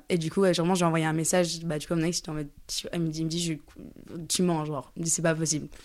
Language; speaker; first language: French; early bilingual, other home language; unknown